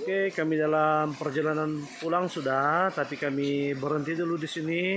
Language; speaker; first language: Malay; non-native, local second language; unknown